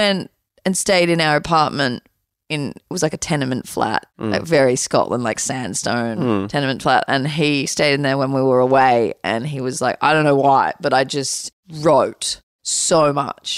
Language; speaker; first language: English; native; English